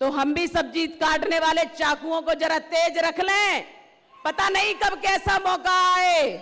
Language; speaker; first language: Hindi; native; Hindi